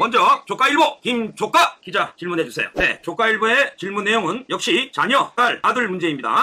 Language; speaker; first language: Korean; native; Korean